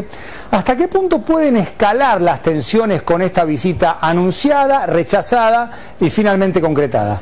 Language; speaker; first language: Spanish; native; Spanish